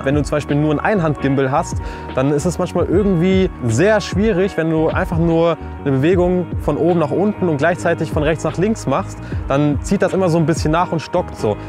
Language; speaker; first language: German; early bilingual, other home language; Russian